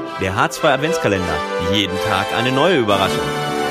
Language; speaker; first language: German; native; German